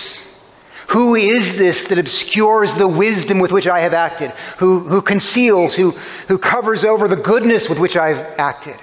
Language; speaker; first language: English; native; English